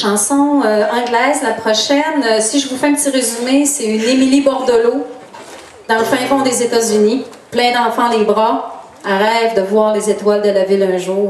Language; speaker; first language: French; native; French